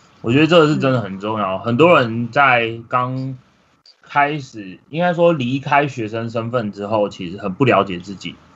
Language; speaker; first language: Chinese; native; Chinese